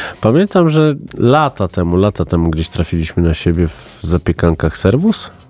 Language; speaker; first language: Polish; native; Polish